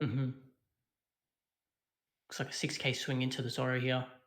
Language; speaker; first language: English; native; English